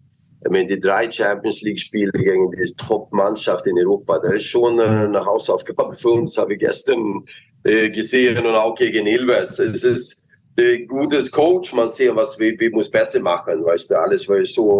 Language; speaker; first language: German; non-native, learner; Swedish